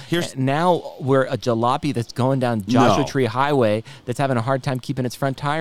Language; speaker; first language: English; native; English